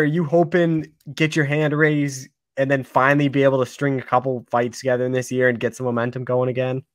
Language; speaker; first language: English; native; English